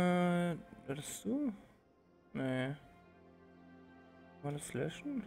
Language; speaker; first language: German; native; German